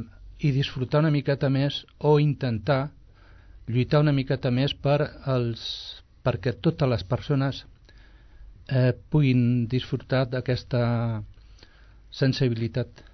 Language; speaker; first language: Catalan; non-native, local second language; Spanish